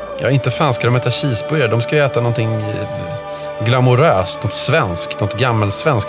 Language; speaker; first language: Swedish; native; Swedish